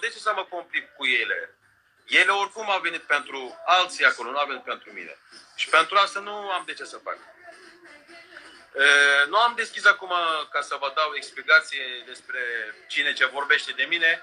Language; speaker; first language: Romanian; non-native, fluent; Turkish